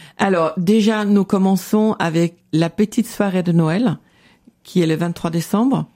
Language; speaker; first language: French; non-native, fluent; Danish